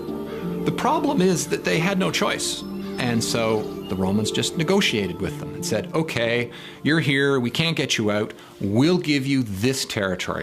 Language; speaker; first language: English; native; English